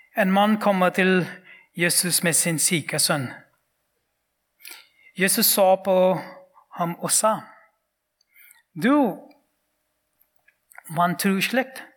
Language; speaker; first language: Norwegian; non-native, fluent; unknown